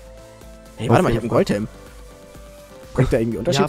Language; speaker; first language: German; native; German